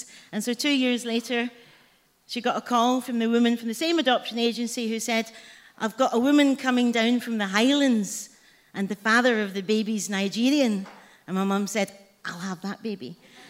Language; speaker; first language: English; native; English